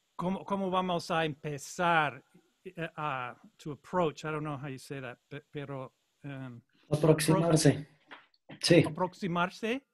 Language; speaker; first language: Spanish; non-native, learner; English